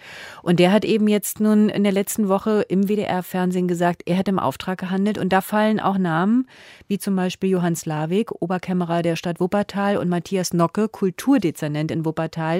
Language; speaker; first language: German; native; German